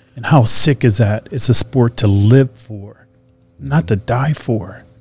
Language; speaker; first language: English; native; English